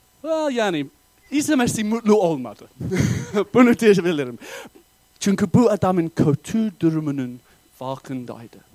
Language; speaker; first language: Turkish; non-native, fluent; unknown